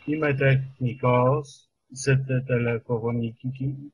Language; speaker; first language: Greek; non-native, learner; Polish